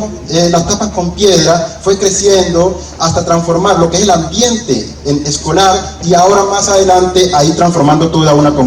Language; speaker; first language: Spanish; native; Spanish